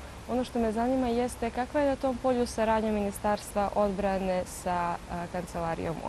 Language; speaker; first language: Bosnian; native; Bosnian